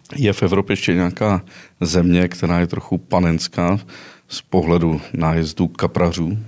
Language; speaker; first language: Czech; native; Czech